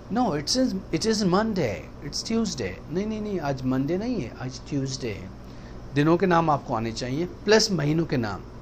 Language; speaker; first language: Urdu; native; Urdu